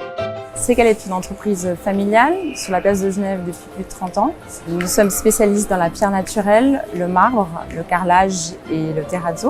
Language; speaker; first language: French; native; French